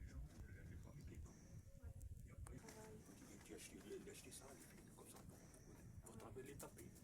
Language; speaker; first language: French; non-native, local second language; Arabic